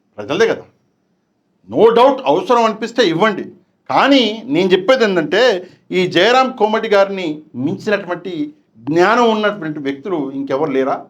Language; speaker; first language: Telugu; non-native, local second language; Urdu